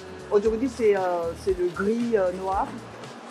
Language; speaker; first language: French; non-native, fluent; Japanese